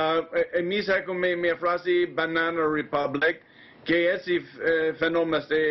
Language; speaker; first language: Greek; non-native, fluent; English